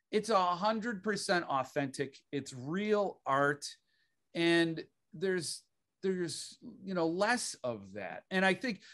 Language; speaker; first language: English; native; English